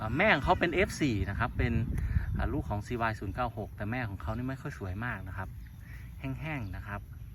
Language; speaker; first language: Thai; native; Thai